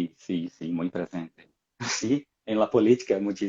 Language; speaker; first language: Spanish; non-native, fluent; Portuguese